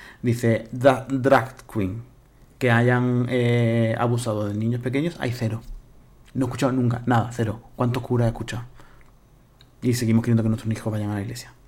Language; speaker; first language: Spanish; native; Spanish